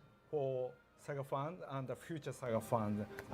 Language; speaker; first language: English; non-native, learner; Japanese